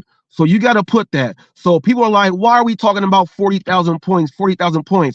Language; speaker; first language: English; native; English